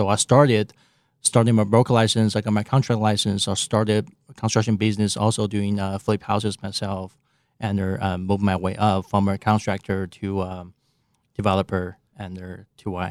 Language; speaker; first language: English; non-native, fluent; Chinese